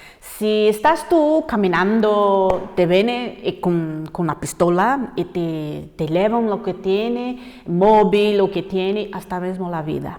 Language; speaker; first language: Spanish; non-native, fluent; Portuguese